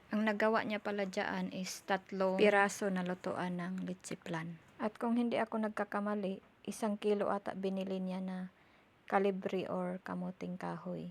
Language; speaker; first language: Filipino; non-native, local second language; Cebuano